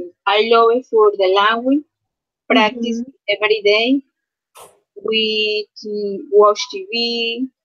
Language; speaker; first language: English; non-native, learner; Spanish